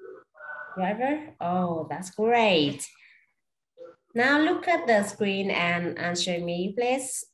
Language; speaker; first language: English; non-native, fluent; Vietnamese